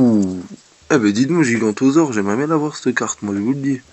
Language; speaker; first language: French; native; French